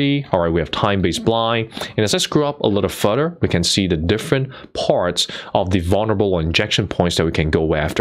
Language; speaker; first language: English; non-native, fluent; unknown